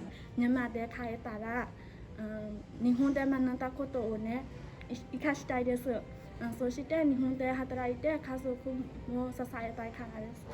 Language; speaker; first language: Japanese; non-native, learner; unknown